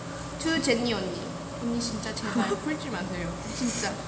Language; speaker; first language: Korean; non-native, fluent; Thai